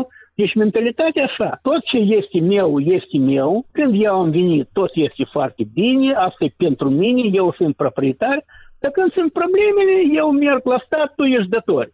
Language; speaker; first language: Romanian; non-native, local second language; Russian